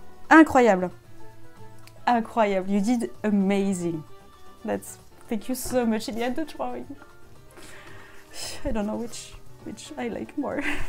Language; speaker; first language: English; non-native, fluent; French